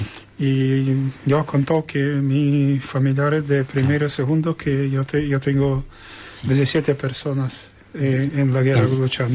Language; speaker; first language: Spanish; non-native, learner; Ukrainian